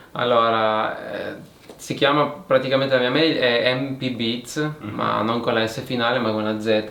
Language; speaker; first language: Italian; early bilingual, other home language; Spanish